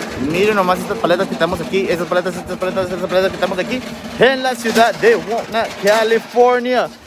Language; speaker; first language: Spanish; early bilingual, heritage; Spanish